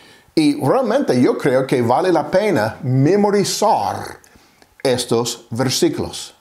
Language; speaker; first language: Spanish; non-native, fluent; English